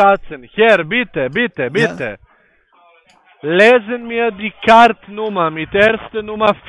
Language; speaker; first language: German; non-native, learner; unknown